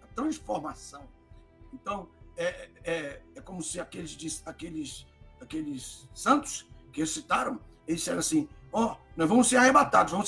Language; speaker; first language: Portuguese; native; Portuguese